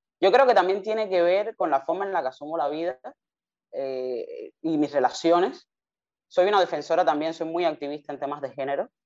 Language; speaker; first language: Spanish; native; Spanish